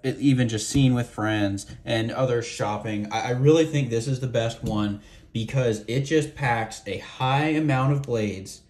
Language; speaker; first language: English; native; English